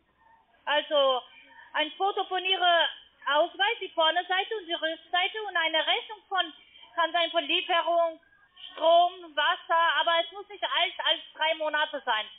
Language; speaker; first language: German; non-native, learner; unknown